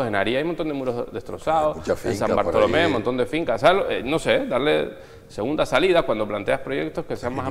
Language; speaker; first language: Spanish; native; Spanish